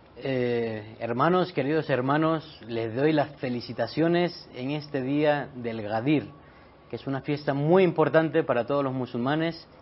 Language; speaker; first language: Spanish; native; Spanish